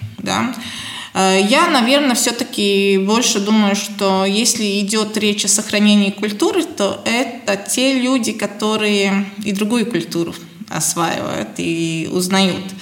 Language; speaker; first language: Russian; non-native, local second language; Latvian